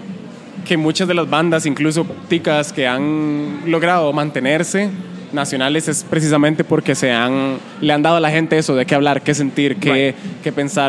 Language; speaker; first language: Spanish; native; Spanish